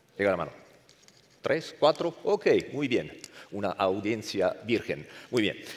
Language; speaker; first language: Spanish; non-native, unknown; Italian